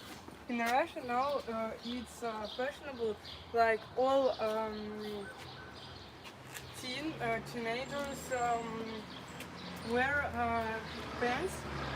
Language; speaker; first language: English; non-native, local second language; Russian